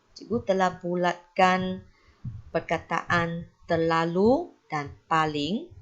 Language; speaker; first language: Malay; non-native, local second language; Chinese